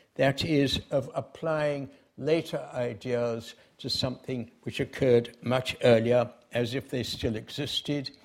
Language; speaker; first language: English; native; English